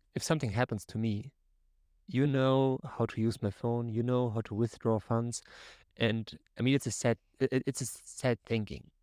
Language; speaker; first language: English; non-native, fluent; German